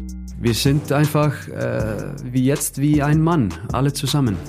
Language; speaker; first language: German; non-native, fluent; Icelandic